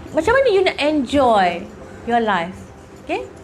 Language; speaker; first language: English; non-native, local second language; Malay